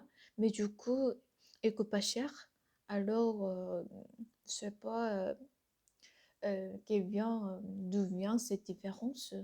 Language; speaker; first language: French; non-native, learner; Korean